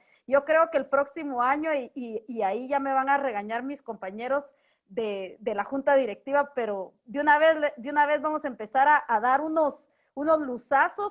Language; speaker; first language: Spanish; native; Spanish